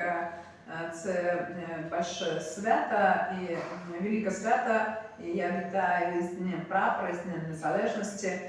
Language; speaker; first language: Ukrainian; non-native, learner; Russian